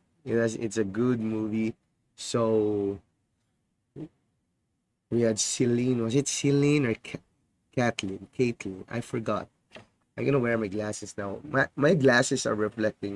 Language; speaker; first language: English; non-native, fluent; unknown